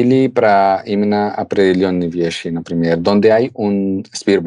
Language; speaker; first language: Russian; non-native, fluent; Spanish